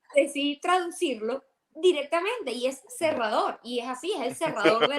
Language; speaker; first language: Spanish; native; Spanish